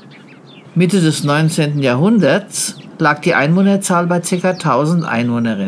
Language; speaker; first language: German; native; German